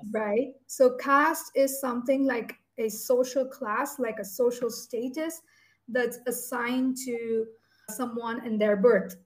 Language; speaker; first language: English; non-native, local second language; Tamil